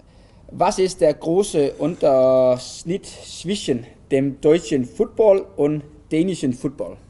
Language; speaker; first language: German; non-native, learner; Danish